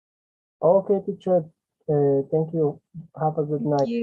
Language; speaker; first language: English; non-native, learner; Spanish